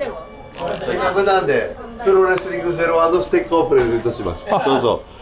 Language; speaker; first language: Japanese; native; Japanese